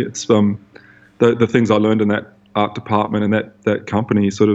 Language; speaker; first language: English; native; English